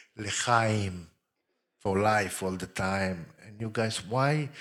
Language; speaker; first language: English; non-native, fluent; Hebrew